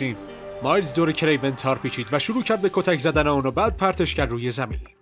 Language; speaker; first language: Persian; native; Persian